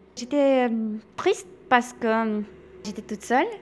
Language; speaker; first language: French; non-native, fluent; Albanian